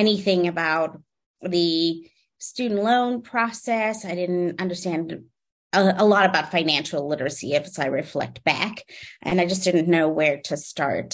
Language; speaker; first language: English; non-native, local second language; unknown